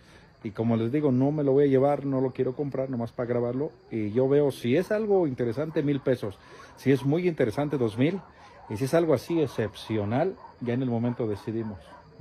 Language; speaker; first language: Spanish; native; Spanish